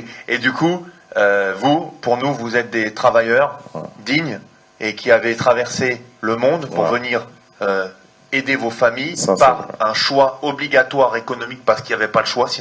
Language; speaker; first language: French; native; French